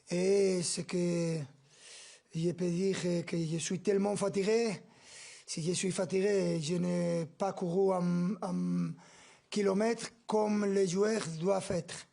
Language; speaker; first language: French; non-native, fluent; Spanish